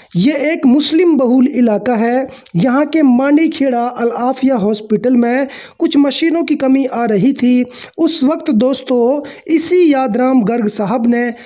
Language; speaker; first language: Hindi; native; Hindi